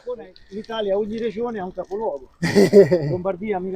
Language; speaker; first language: Italian; native; Italian